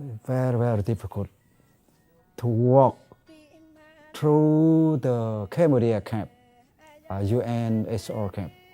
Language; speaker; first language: English; non-native, learner; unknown